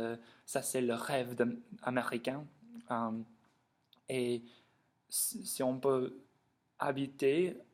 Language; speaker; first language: French; non-native, learner; English